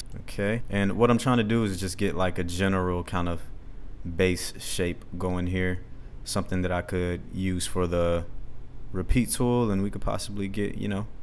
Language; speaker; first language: English; native; English